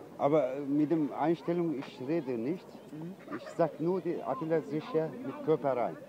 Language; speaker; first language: German; non-native, learner; Turkish